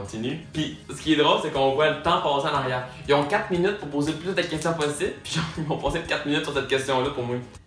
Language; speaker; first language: French; native; French